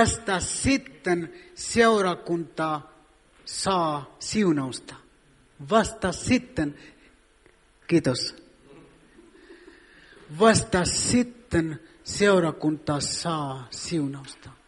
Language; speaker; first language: Finnish; non-native, fluent; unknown